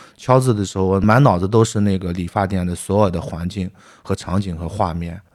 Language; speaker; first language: Chinese; native; Chinese